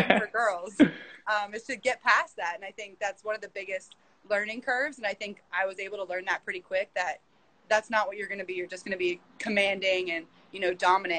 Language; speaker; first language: English; native; English